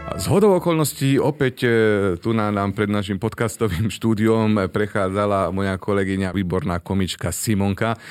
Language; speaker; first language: Slovak; native; Slovak